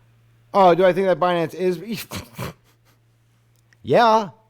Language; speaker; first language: English; native; English